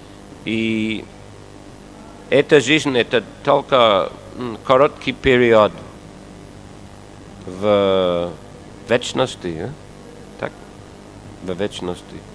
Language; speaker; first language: Russian; non-native, fluent; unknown